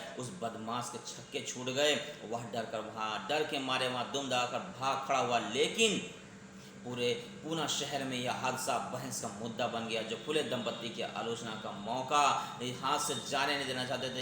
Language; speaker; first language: Hindi; native; Hindi